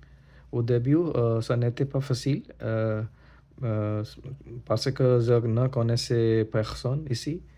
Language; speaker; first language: French; non-native, learner; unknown